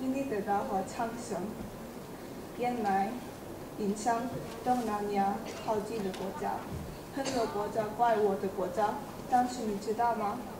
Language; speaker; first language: Chinese; non-native, learner; Indonesian